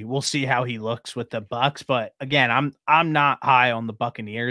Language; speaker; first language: English; native; English